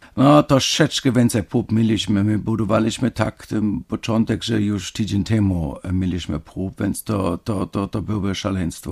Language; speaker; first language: Polish; non-native, fluent; German